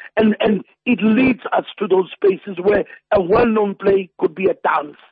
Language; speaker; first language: English; non-native, local second language; Zulu